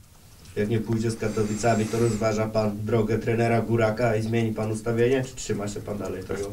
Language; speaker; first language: Polish; native; Polish